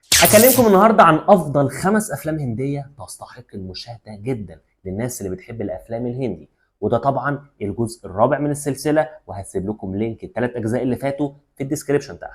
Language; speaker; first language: Arabic; native; Arabic